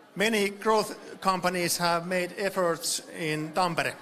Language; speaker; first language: English; non-native, fluent; Finnish